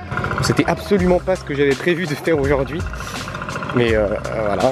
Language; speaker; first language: French; native; French